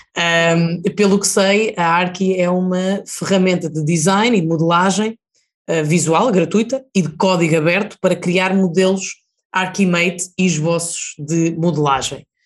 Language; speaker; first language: Portuguese; native; Portuguese